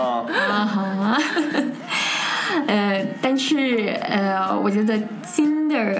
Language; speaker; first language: Chinese; non-native, fluent; Russian